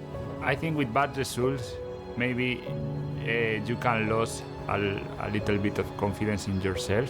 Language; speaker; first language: English; non-native, fluent; Spanish